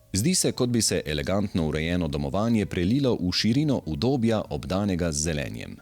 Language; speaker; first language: Slovenian; native; Slovenian